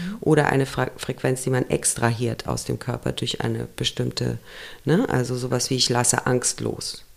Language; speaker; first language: German; early bilingual, other home language; Romanian